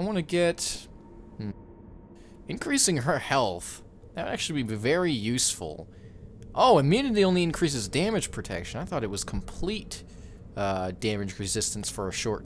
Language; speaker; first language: English; native; English